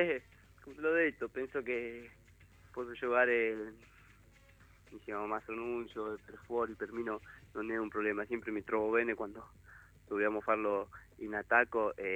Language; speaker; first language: Italian; non-native, learner; Spanish